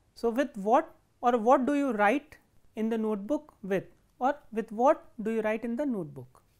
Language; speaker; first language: English; non-native, local second language; Hindi